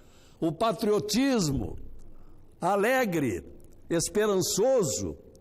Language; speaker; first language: Portuguese; native; Portuguese